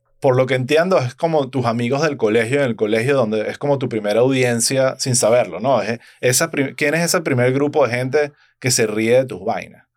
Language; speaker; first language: Spanish; native; Spanish